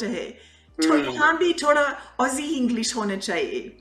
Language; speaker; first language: Hindi; non-native, fluent; English